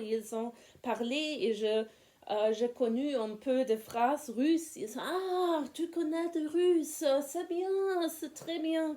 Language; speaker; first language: French; non-native, fluent; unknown